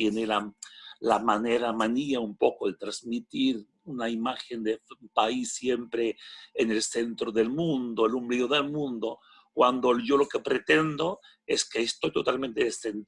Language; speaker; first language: Spanish; non-native, fluent; French